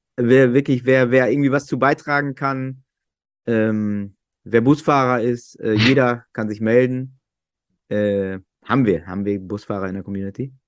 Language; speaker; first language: German; native; German